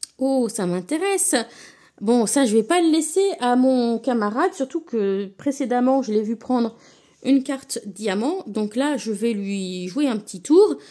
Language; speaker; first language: French; native; French